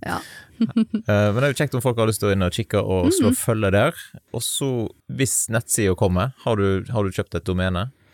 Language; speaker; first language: Norwegian; native; Norwegian